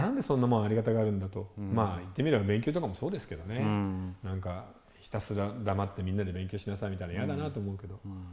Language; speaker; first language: Japanese; native; Japanese